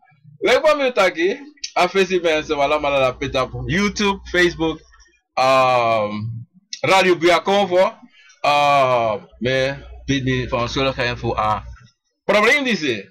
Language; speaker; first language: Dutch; non-native, local second language; Sranan Tongo